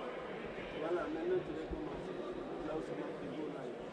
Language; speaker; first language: French; native; French